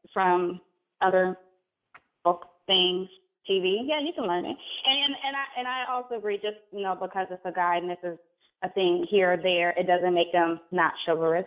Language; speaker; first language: English; native; English